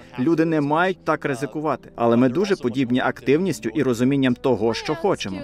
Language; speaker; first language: Ukrainian; non-native, fluent; English